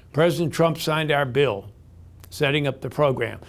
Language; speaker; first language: English; native; English